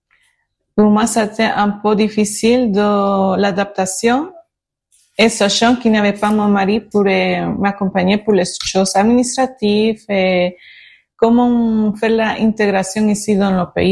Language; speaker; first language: French; non-native, learner; Spanish